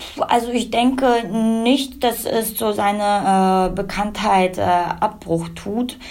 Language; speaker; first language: German; early bilingual, other home language; Russian